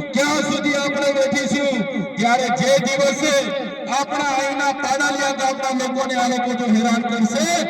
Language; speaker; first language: Gujarati; non-native, local second language; Vasavi